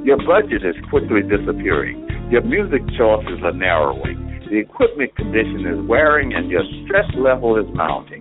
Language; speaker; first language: English; native; English